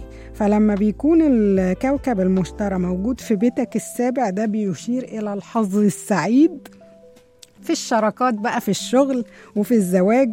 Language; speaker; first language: Arabic; native; Arabic